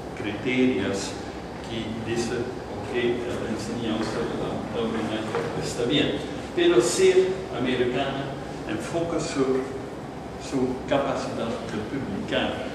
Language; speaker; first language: Spanish; non-native, fluent; Dutch